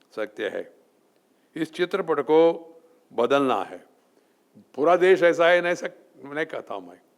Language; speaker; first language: Hindi; non-native, local second language; Telugu